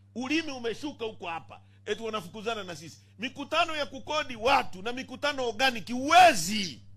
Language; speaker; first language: Swahili; native; Swahili